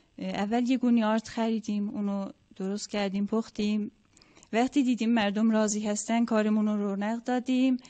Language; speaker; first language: Persian; non-native, local second language; Azerbaijani